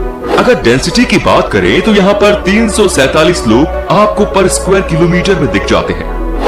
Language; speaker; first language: Hindi; native; Hindi